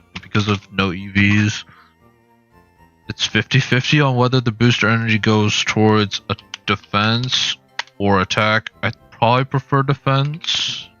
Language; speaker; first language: English; native; English